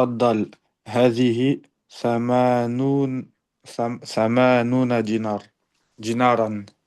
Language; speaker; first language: Arabic; non-native, learner; French